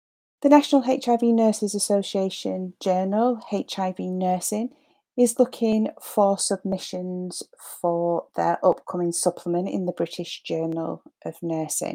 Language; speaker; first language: English; native; English